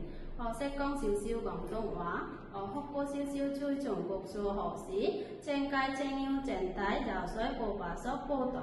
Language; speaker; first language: Cantonese; non-native, learner; Bangla